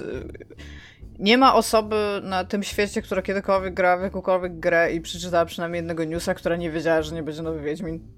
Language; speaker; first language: Polish; native; Polish